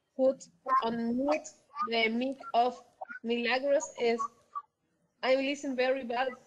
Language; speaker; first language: English; non-native, fluent; Spanish